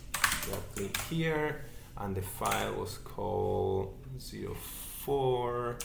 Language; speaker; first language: English; non-native, fluent; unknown